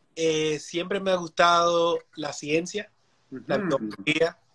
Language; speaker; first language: Spanish; early bilingual, heritage; Spanish